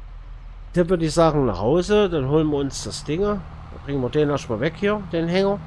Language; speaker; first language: German; native; German